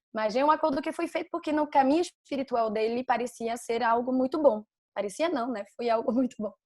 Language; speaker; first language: Portuguese; non-native, fluent; French